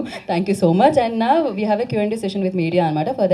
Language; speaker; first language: Telugu; native; Telugu